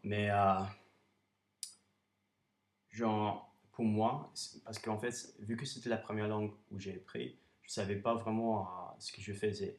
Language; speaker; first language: French; non-native, fluent; English